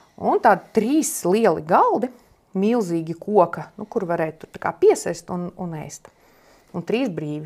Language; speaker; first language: Latvian; non-native, local second language; Russian